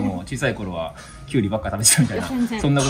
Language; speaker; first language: Japanese; native; Japanese